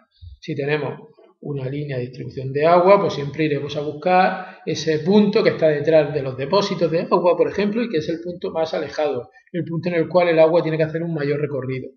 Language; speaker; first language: Spanish; native; Spanish